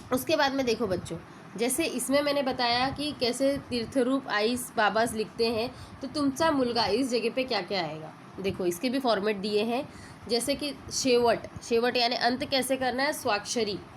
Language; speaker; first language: Hindi; non-native, local second language; Marathi